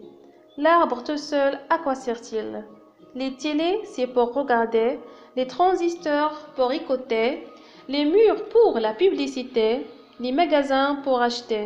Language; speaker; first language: French; non-native, local second language; Arabic